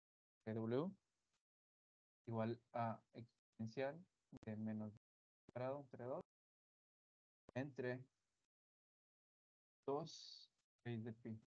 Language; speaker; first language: Spanish; native; Spanish